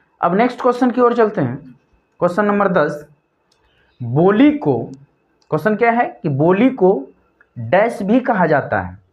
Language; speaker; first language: Hindi; native; Hindi